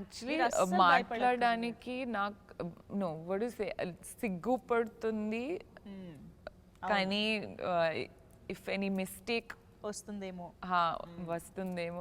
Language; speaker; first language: Telugu; non-native, learner; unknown